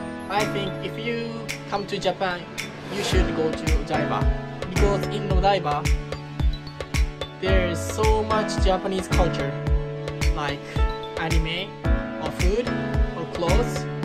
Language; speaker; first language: English; non-native, learner; Japanese